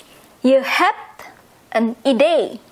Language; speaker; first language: Dutch; non-native, fluent; Indonesian